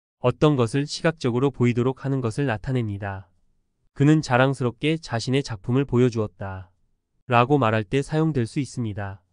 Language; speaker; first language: Korean; native; Korean